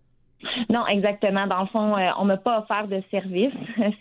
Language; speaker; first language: French; native; French